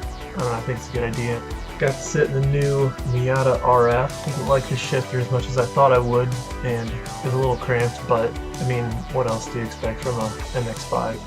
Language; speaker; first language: English; native; English